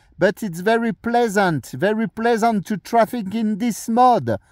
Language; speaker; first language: English; non-native, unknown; French